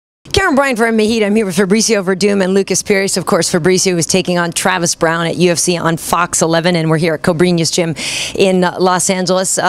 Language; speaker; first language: English; native; English